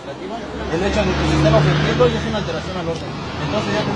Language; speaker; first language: Spanish; native; Spanish